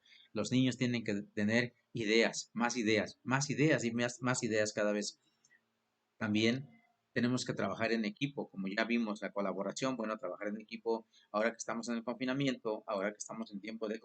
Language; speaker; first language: Spanish; native; Spanish